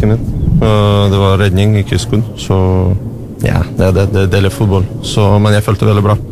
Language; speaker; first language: Norwegian; non-native, fluent; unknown